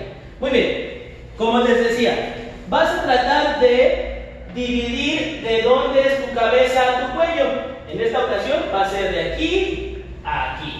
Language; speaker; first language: Spanish; native; Spanish